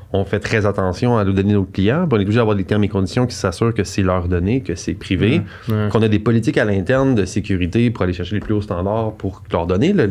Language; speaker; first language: French; native; French